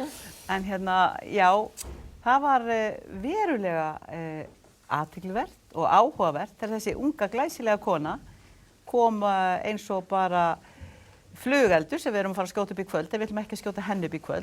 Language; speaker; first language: Icelandic; native; Icelandic